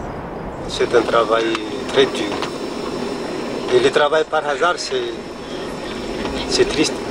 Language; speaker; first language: French; non-native, local second language; Malagasy